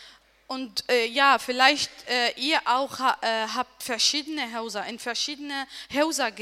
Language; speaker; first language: German; non-native, learner; Arabic